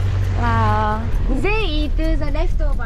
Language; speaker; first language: English; non-native, learner; Japanese